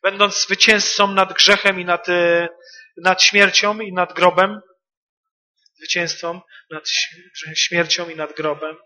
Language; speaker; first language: Polish; native; Polish